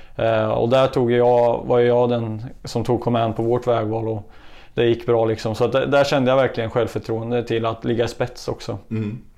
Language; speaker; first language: Swedish; native; Swedish